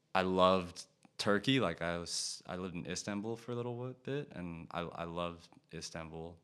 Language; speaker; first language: English; native; English